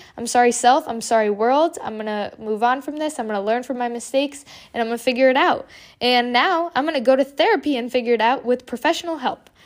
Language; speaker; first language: English; early bilingual, other home language; Portuguese